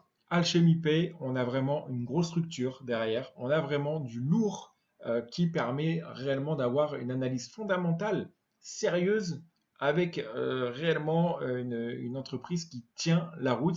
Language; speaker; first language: French; native; French